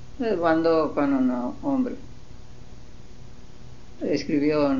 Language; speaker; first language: Spanish; non-native, learner; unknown